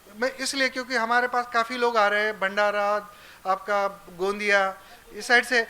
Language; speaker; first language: Hindi; non-native, local second language; Marathi